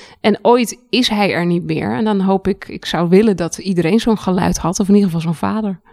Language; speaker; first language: Dutch; native; Dutch